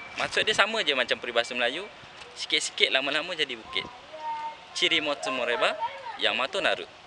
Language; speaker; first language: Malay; native; Malay